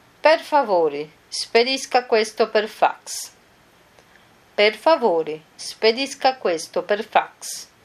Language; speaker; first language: Italian; non-native, fluent; Portuguese